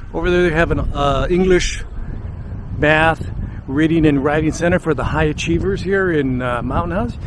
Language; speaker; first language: English; native; English